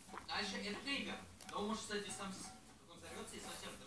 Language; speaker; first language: Russian; native; Russian